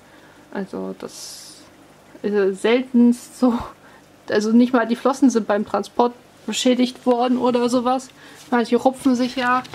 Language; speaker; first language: German; native; German